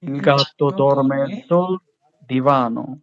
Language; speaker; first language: Italian; non-native, learner; Bangla